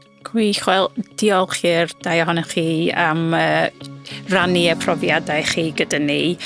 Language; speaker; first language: Welsh; non-native, local second language; English